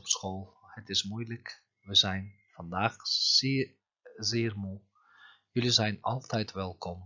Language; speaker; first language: Dutch; non-native, fluent; Turkish